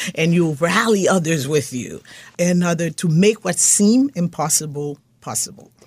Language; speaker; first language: English; non-native, fluent; Haitian Creole